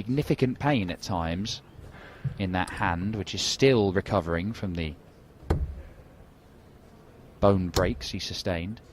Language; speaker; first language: English; native; English